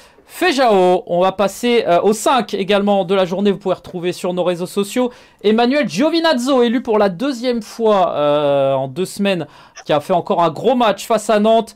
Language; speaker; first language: French; native; French